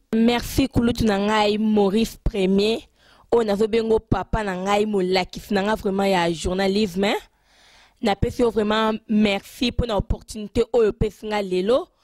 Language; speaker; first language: Lingala; native; Lingala